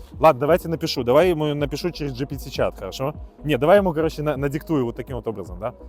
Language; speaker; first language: Russian; native; Russian